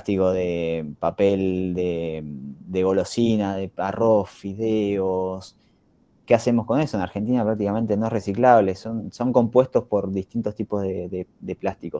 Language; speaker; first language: Spanish; native; Spanish